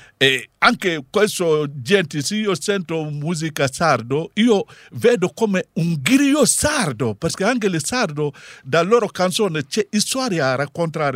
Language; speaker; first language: Italian; non-native, learner; Bambara